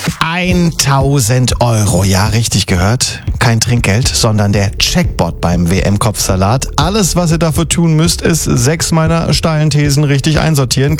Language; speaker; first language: German; native; German